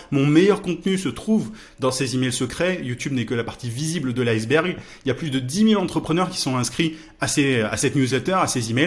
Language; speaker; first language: French; native; French